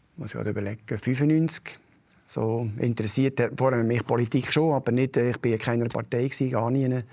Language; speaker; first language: German; native; German